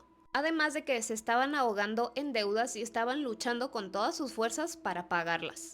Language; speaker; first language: Spanish; native; Spanish